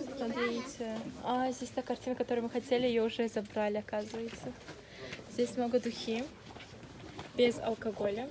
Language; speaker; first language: Russian; non-native, local second language; Tajik